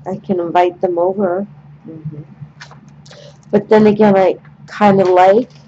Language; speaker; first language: English; native; English